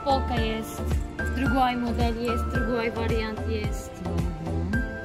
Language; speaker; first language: Russian; non-native, learner; Turkish